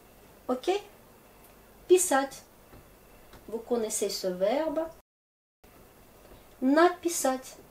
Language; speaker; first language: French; non-native, fluent; Russian